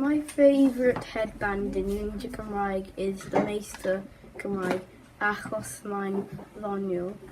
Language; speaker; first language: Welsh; non-native, learner; English